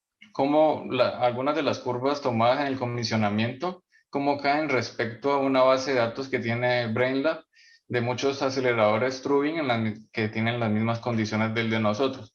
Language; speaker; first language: Spanish; native; Spanish